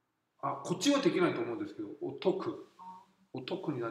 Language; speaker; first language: Japanese; non-native, fluent; Korean